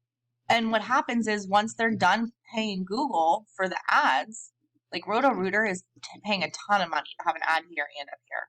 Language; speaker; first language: English; native; English